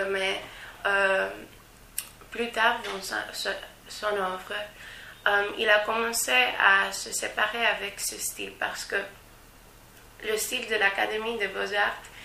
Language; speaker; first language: French; non-native, learner; Spanish